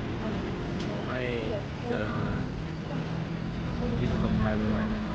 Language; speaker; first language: Thai; native; Thai